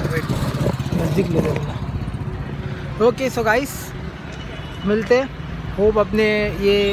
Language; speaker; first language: Hindi; non-native, local second language; Marathi